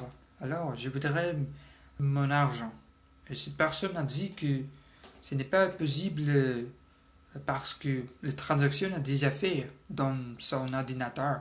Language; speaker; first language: French; non-native, learner; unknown